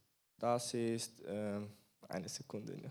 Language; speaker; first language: German; non-native, fluent; Bulgarian